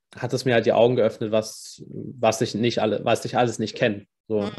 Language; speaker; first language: German; native; German